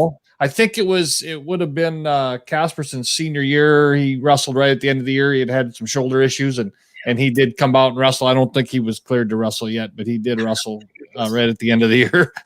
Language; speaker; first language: English; native; English